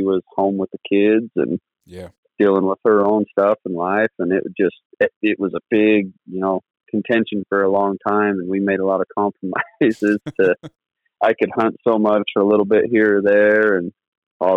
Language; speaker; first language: English; native; English